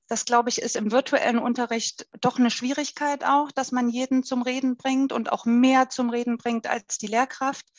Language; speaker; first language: German; native; German